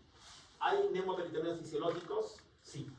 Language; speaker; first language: Spanish; native; Spanish